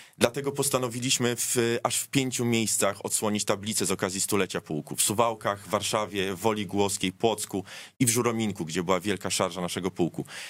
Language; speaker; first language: Polish; native; Polish